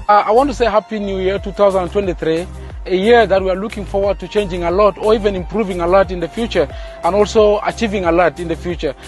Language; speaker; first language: English; non-native, fluent; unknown